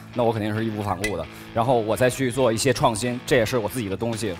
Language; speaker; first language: Chinese; native; Chinese